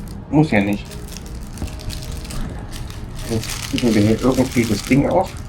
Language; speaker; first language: German; native; German